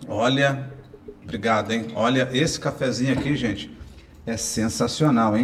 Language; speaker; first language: Portuguese; native; Portuguese